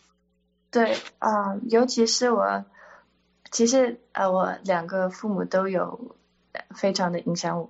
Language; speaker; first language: Chinese; early bilingual, heritage; Chinese